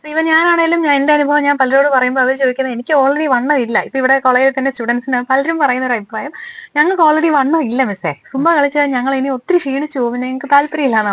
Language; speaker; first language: Malayalam; native; Malayalam